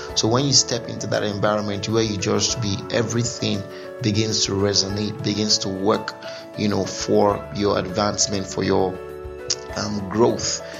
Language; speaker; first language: English; non-native, local second language; Igbo